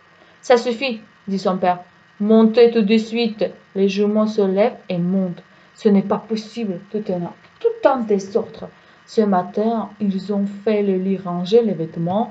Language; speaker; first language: French; non-native, fluent; Uzbek